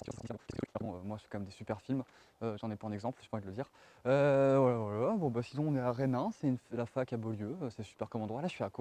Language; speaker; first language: French; native; French